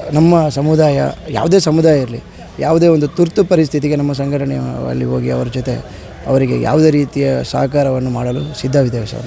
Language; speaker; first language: Kannada; non-native, local second language; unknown